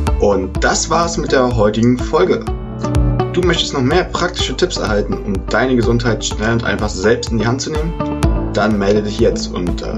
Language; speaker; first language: German; native; German